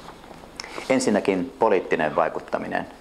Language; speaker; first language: Finnish; native; Finnish